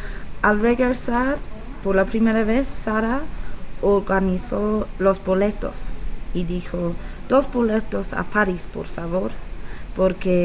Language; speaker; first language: Spanish; non-native, learner; English